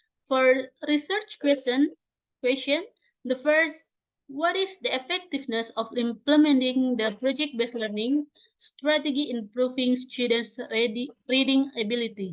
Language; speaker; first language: English; non-native, fluent; Indonesian